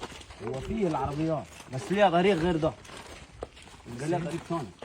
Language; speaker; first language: Arabic; native; Arabic